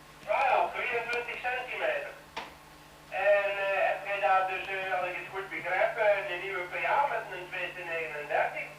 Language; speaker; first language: Dutch; native; Dutch